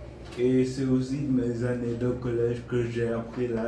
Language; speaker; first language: French; non-native, fluent; Bulgarian